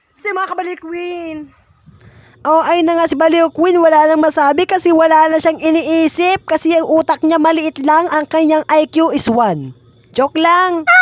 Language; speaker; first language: Filipino; non-native, local second language; Hiligaynon